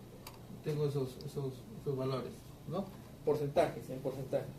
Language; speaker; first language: Spanish; native; Spanish